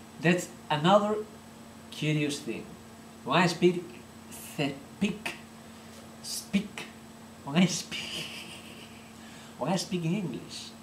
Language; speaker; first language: English; non-native, fluent; Spanish